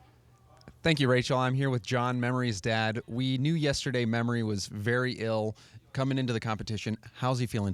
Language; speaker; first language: English; native; English